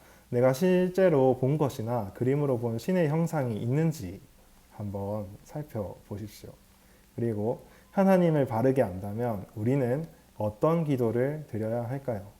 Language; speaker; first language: Korean; native; Korean